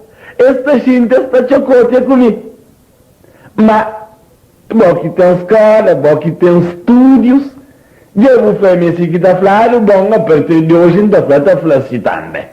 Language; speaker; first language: Portuguese; non-native, local second language; Kabuverdianu